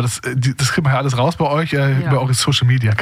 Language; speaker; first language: German; native; German